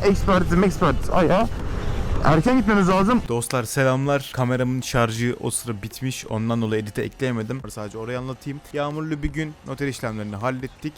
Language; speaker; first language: Turkish; native; Turkish